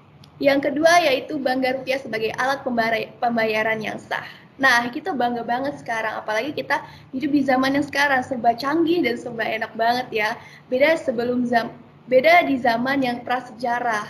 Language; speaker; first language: Indonesian; native; Indonesian